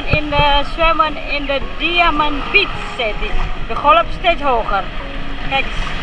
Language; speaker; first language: Dutch; non-native, learner; Indonesian